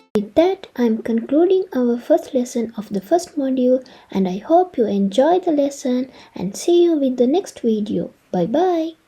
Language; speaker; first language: English; non-native, local second language; Sinhala